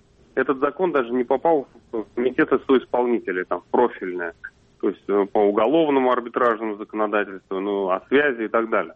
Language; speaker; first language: Russian; native; Russian